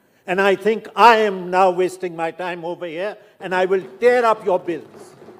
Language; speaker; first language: English; non-native, local second language; Urdu